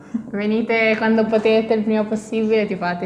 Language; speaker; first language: Italian; native; Italian